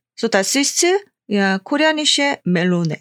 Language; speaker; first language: German; non-native, fluent; Korean